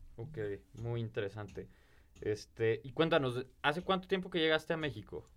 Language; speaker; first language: Spanish; native; Spanish